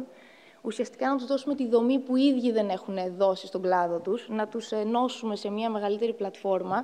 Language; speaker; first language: Greek; native; Greek